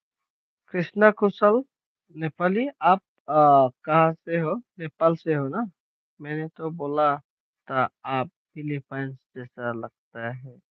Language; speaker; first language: Hindi; non-native, local second language; Bodo